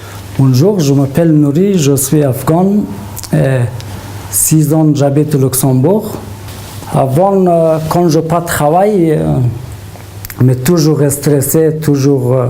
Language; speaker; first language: French; non-native, learner; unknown